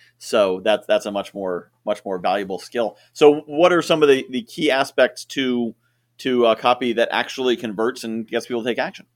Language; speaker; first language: English; native; English